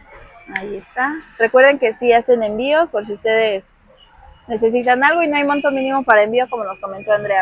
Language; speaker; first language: Spanish; native; Spanish